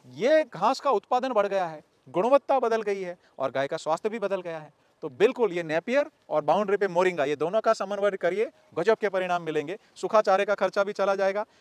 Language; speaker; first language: Hindi; non-native, local second language; Gujarati